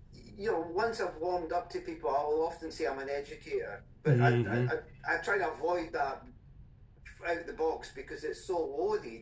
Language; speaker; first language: English; native; English